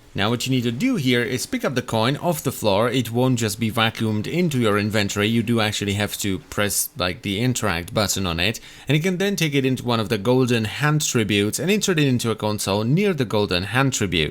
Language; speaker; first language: English; non-native, fluent; Czech